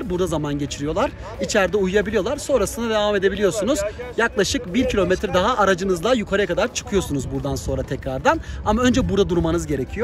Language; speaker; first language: Turkish; native; Turkish